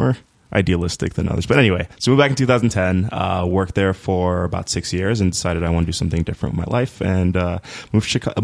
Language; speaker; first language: English; native; English